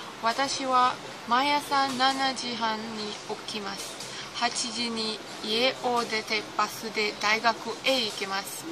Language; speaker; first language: Japanese; non-native, learner; Cantonese